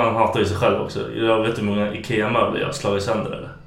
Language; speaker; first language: Swedish; native; Swedish